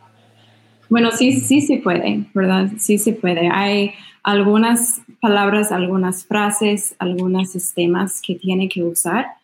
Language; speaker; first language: Spanish; non-native, fluent; English